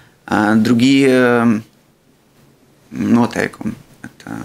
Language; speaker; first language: Russian; non-native, local second language; Latvian